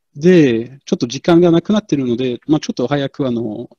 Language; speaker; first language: Japanese; non-native, fluent; French